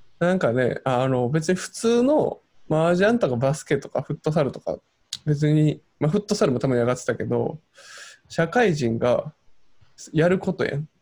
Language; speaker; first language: Japanese; native; Japanese